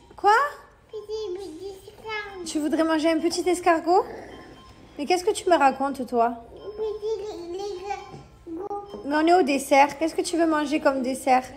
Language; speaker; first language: French; native; French